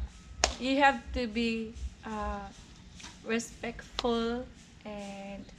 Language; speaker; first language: English; non-native, local second language; Filipino